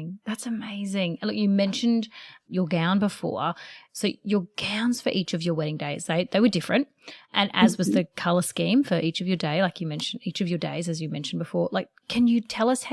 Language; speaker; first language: English; native; English